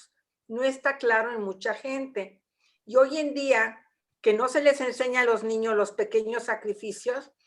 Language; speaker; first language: Spanish; native; Spanish